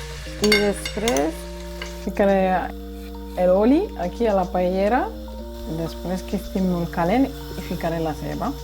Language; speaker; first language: Catalan; non-native, local second language; Fula